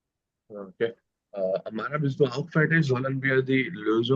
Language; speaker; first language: German; non-native, fluent; Urdu